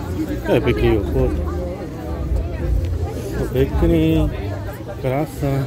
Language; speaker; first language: Czech; non-native, learner; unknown